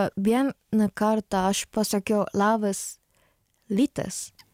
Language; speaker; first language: Lithuanian; non-native, learner; Japanese